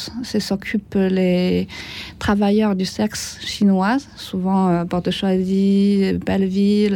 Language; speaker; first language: French; non-native, learner; Chinese